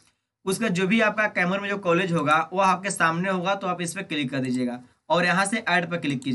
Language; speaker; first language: Hindi; native; Hindi